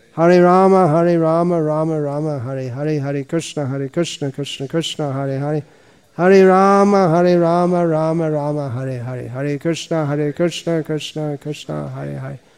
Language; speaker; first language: Hindi; non-native, fluent; English